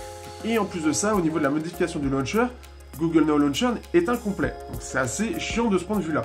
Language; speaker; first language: French; native; French